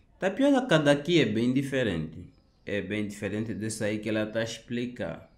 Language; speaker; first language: Portuguese; native; Portuguese